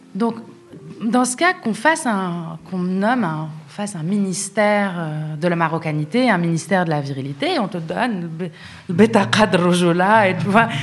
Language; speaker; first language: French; non-native, local second language; Arabic